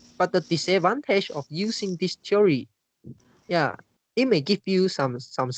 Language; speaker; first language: English; non-native, fluent; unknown